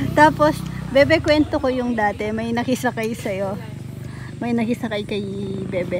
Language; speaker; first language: Filipino; non-native, local second language; Pampanga